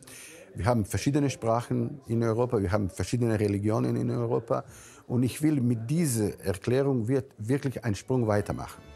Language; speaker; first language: German; non-native, fluent; Croatian